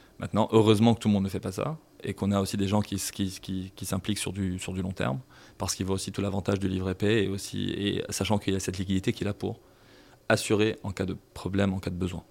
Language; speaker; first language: French; non-native, local second language; Arabic